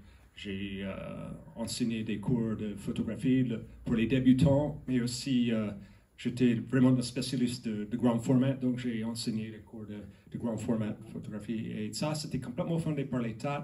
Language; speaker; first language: French; non-native, learner; English